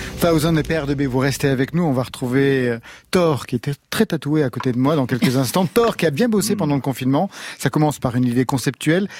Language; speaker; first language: French; native; French